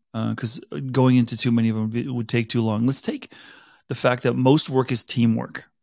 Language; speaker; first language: English; native; English